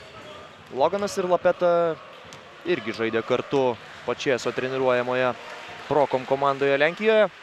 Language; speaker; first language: Lithuanian; native; Lithuanian